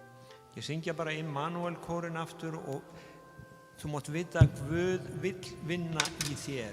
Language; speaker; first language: Icelandic; non-native, fluent; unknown